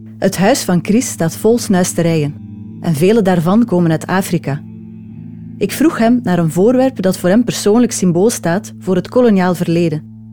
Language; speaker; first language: Dutch; native; Dutch